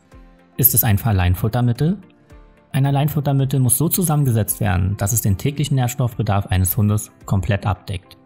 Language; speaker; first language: German; native; German